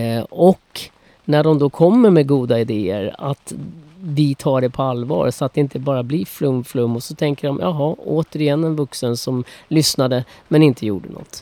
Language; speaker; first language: Swedish; native; Swedish